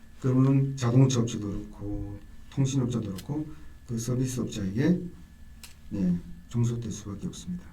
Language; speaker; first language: Korean; native; Korean